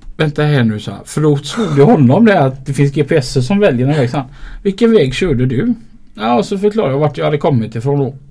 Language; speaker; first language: Swedish; native; Swedish